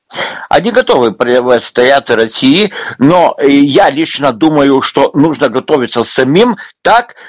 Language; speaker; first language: Russian; non-native, local second language; Lithuanian